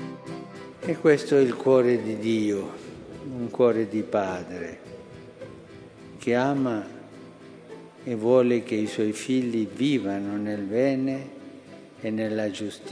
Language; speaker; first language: Italian; early bilingual, heritage; Spanish